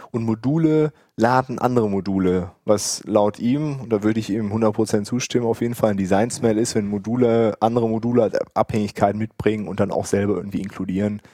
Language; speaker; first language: German; native; German